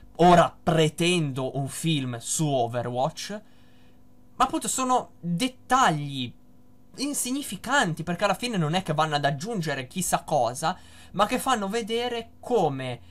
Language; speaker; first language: Italian; native; Italian